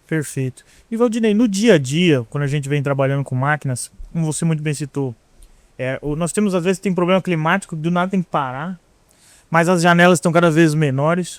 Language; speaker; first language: Portuguese; native; Portuguese